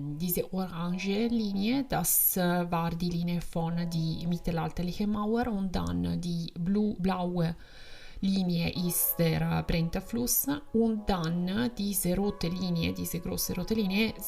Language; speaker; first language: German; non-native, fluent; Italian